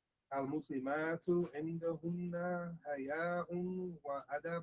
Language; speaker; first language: Arabic; non-native, learner; English